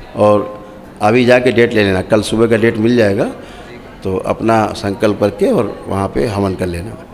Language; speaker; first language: Hindi; native; Hindi